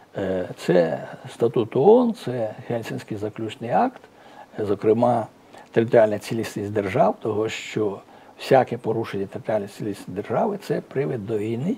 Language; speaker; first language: Ukrainian; native; Ukrainian